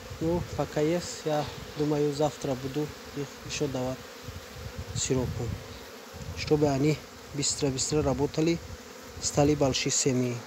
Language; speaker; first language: Russian; non-native, learner; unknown